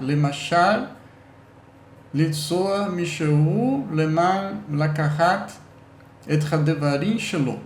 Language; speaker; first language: Hebrew; non-native, learner; Portuguese